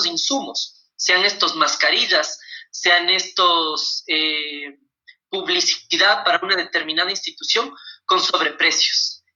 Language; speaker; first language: Spanish; native; Spanish